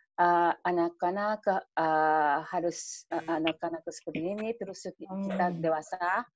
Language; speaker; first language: Indonesian; non-native, learner; Japanese